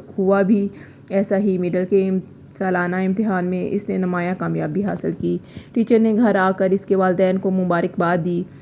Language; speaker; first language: Urdu; native; Urdu